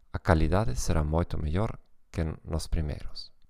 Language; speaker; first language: Portuguese; non-native, learner; German